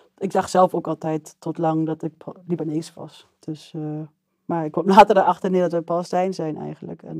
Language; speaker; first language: Dutch; early bilingual, other home language; Arabic